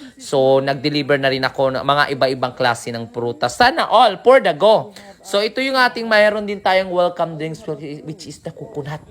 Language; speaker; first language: Filipino; non-native, local second language; Surigaonon